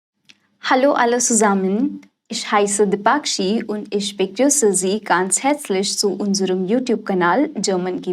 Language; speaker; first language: German; non-native, fluent; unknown